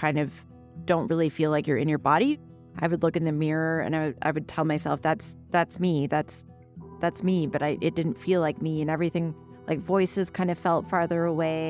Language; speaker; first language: English; native; English